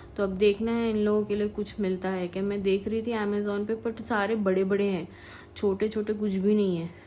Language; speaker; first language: Hindi; non-native, local second language; Malayalam